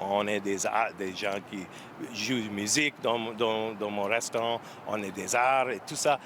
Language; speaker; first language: French; non-native, learner; English